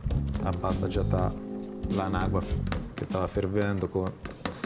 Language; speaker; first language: Portuguese; non-native, fluent; Italian